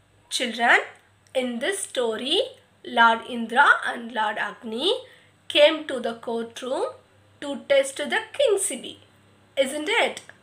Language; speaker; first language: English; non-native, local second language; Tamil